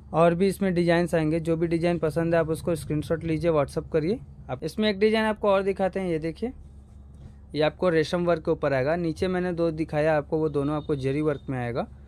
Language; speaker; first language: Hindi; native; Hindi